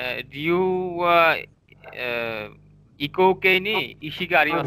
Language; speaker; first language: Japanese; non-native, learner; Bangla